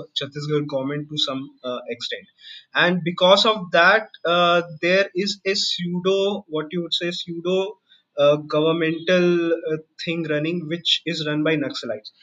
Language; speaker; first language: English; non-native, local second language; Hindi